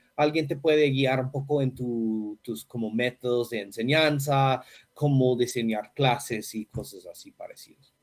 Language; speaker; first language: Spanish; non-native, fluent; English